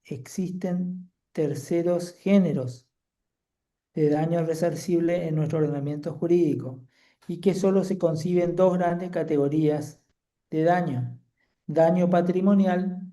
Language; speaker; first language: Spanish; native; Spanish